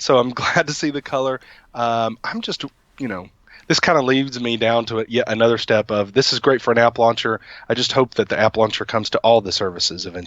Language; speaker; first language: English; native; English